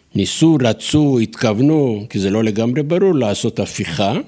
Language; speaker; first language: Hebrew; non-native, fluent; Turkish